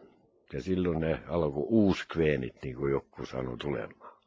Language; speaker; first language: Finnish; non-native, local second language; Norwegian